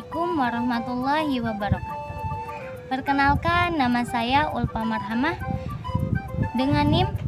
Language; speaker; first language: Indonesian; native; Indonesian